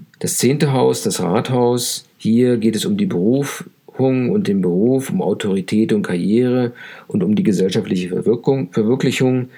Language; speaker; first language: German; native; German